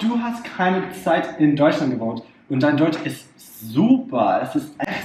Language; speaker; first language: German; non-native, learner; English